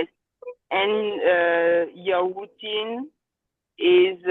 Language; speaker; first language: English; non-native, learner; French